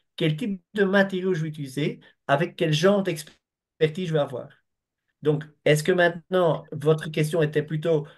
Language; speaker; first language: French; native; French